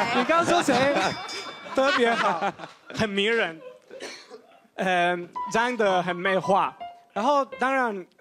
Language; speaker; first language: Chinese; non-native, fluent; Spanish